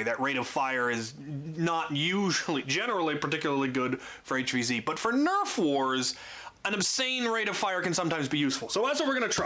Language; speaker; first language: English; native; English